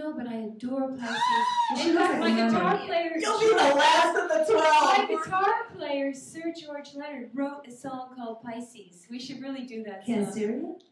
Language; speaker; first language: English; native; English